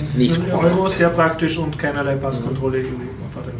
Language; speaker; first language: German; native; German